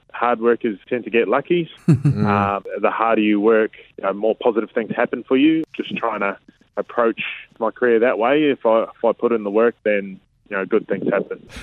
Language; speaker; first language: English; native; English